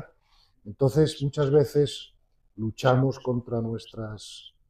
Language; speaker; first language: Spanish; native; Spanish